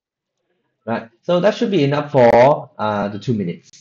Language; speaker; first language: English; non-native, fluent; Vietnamese